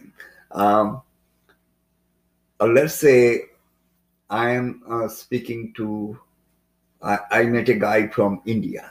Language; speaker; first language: English; non-native, local second language; Bangla